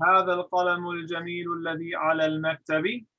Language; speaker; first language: Arabic; non-native, fluent; English